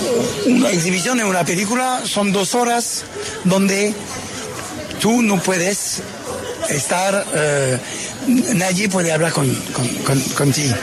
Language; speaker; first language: Spanish; non-native, fluent; French